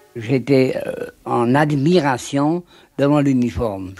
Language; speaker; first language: French; native; French